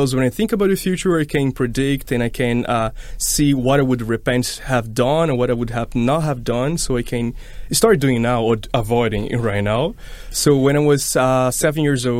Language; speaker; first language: English; non-native, fluent; Portuguese